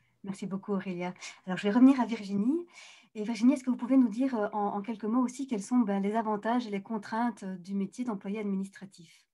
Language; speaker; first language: French; native; French